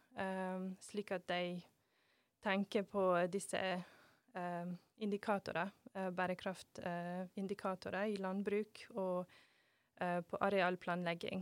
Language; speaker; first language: Norwegian; non-native, fluent; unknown